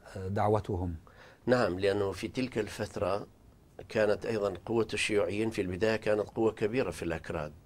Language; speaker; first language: Arabic; non-native, local second language; Central Kurdish